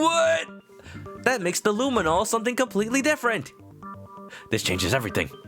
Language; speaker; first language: English; native; English